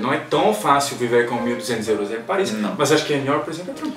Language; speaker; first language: Portuguese; non-native, fluent; French